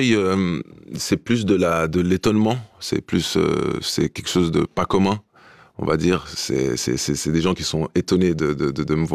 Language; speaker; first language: French; non-native, fluent; Romanian